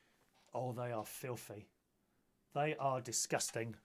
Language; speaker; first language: English; native; English